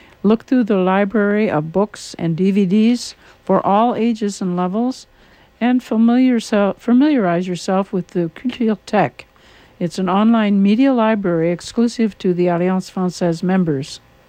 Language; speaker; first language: English; native; English